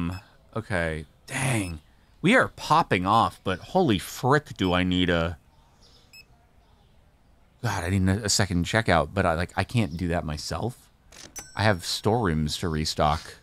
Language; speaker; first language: English; native; English